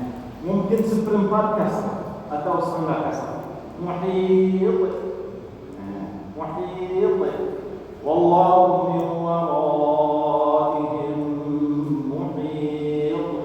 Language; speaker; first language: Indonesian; non-native, learner; Arabic